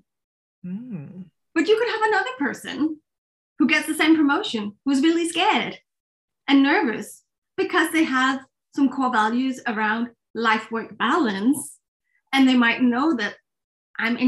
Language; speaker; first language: English; non-native, fluent; Danish